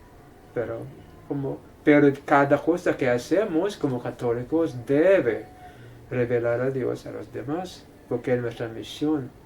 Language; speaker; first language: Spanish; non-native, fluent; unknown